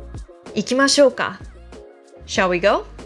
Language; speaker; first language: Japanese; non-native, fluent; English